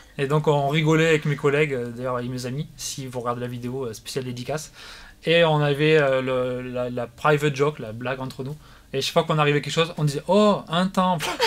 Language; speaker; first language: French; native; French